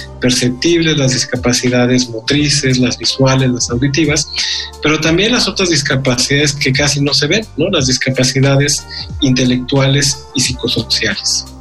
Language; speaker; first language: Spanish; native; Spanish